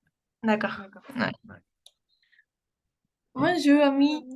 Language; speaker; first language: French; non-native, learner; Spanish